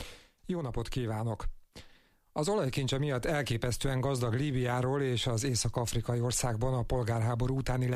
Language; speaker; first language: Hungarian; native; Hungarian